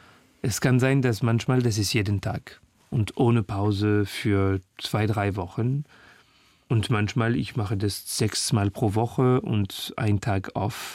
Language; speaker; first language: German; non-native, fluent; French